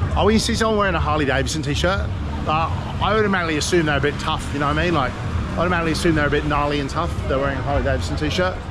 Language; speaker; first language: English; native; English